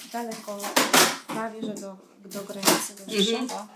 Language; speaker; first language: Polish; non-native, fluent; Ukrainian